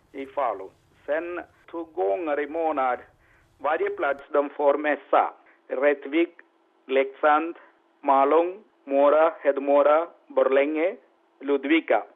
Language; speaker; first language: Swedish; non-native, learner; Malayalam